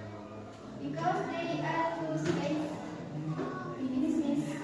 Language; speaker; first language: English; non-native, learner; Indonesian